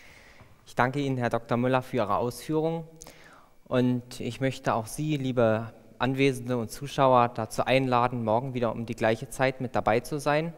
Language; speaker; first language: German; native; German